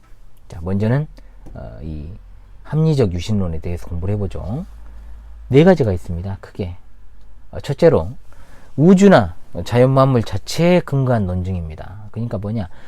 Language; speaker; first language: Korean; native; Korean